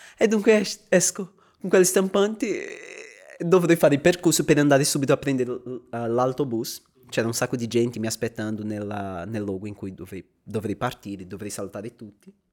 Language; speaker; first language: Italian; non-native, fluent; Portuguese